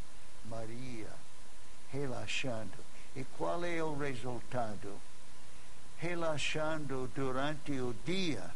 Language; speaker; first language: Portuguese; non-native, fluent; English